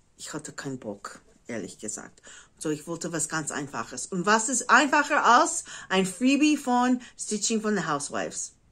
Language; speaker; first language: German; non-native, fluent; English